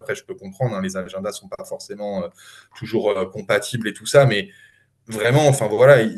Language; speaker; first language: French; native; French